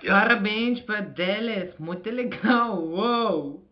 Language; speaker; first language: Portuguese; non-native, learner; Azerbaijani